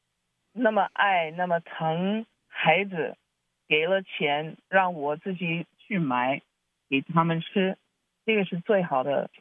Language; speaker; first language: Chinese; early bilingual, heritage; Chinese